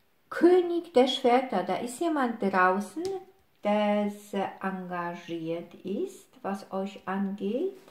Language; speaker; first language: German; non-native, fluent; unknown